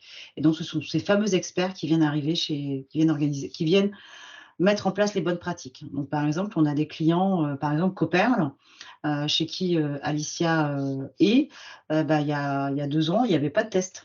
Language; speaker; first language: French; native; French